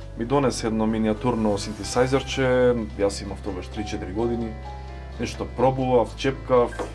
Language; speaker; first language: Macedonian; native; Macedonian